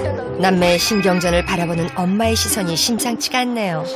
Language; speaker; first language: Korean; native; Korean